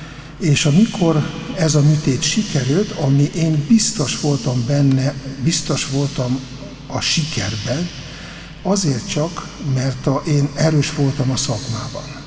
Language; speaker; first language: Hungarian; non-native, fluent; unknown